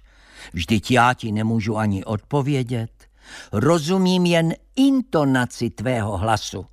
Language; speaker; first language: Czech; native; Czech